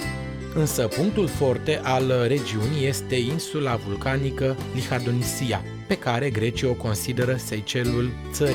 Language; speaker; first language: Romanian; native; Romanian